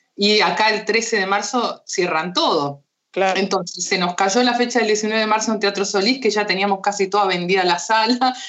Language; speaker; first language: Spanish; early bilingual, heritage; Spanish